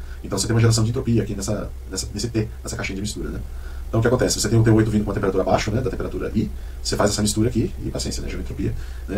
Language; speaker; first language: Portuguese; native; Portuguese